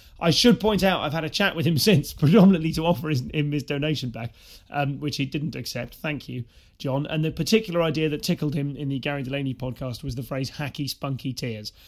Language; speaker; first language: English; native; English